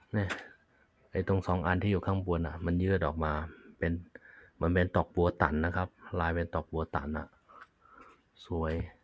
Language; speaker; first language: Thai; native; Thai